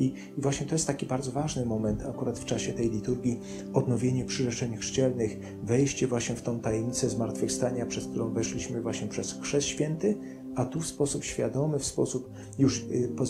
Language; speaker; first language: Polish; native; Polish